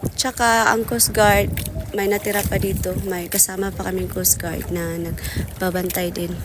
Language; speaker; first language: Filipino; non-native, local second language; Cebuano